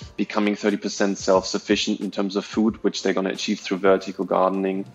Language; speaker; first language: English; non-native, fluent; German